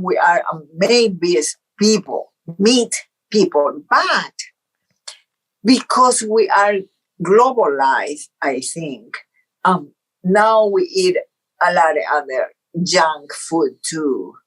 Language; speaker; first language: English; non-native, fluent; Portuguese